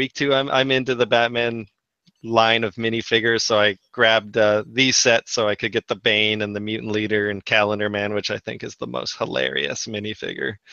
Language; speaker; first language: English; native; English